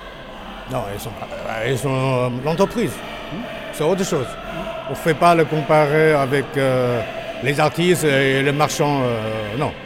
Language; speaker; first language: French; non-native, learner; Chinese